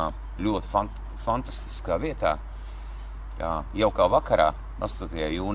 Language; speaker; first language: Latvian; native; Latvian